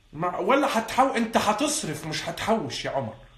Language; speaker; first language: Arabic; native; Arabic